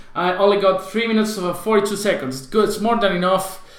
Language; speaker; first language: English; non-native, fluent; Spanish